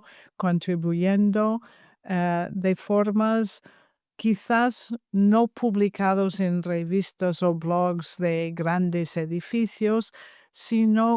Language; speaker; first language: Spanish; non-native, fluent; English